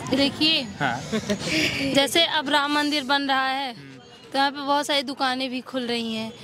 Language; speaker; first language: Hindi; native; Hindi